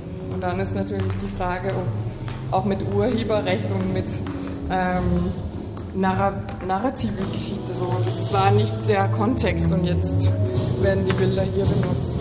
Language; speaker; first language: German; non-native, fluent; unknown